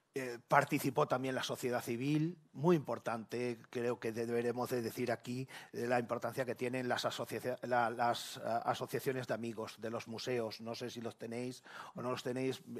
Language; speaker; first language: Spanish; native; Spanish